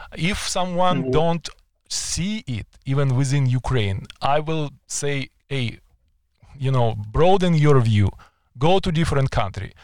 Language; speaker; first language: English; non-native, fluent; Ukrainian